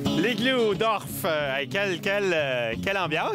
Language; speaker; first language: French; native; French